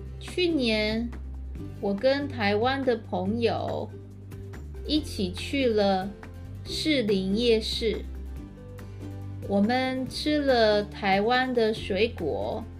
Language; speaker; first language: Chinese; early bilingual, heritage; Chinese